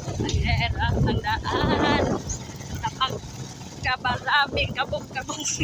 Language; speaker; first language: Filipino; non-native, local second language; Cebuano